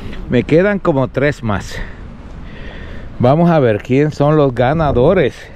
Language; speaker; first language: Spanish; native; Spanish